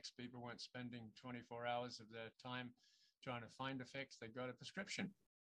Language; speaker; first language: English; native; English